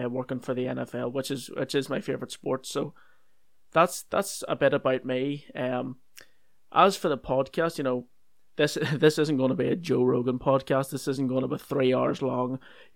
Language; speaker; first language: English; native; English